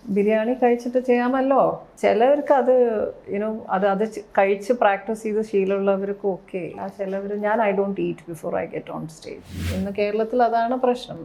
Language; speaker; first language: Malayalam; early bilingual, heritage; Malayalam